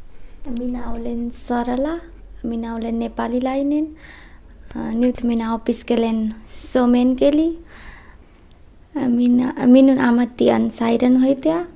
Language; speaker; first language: Finnish; non-native, learner; Nepali